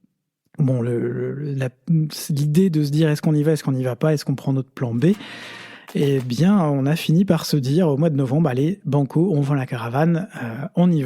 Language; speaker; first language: French; native; French